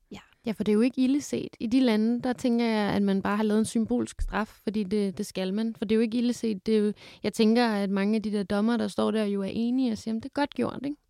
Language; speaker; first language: Danish; early bilingual, other home language; Kurdish